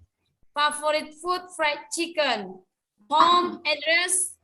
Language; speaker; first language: English; non-native, learner; Indonesian